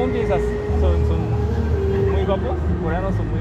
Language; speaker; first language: Spanish; non-native, learner; Korean